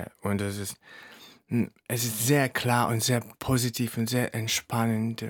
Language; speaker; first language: German; non-native, fluent; Russian